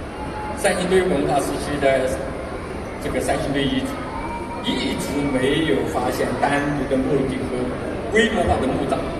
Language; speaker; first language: Chinese; native; Chinese